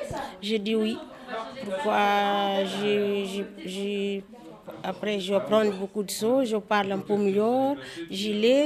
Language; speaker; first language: French; non-native, learner; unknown